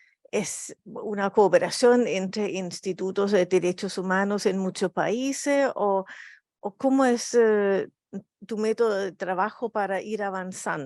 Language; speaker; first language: Spanish; non-native, learner; Finnish